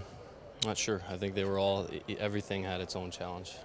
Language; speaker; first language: English; native; English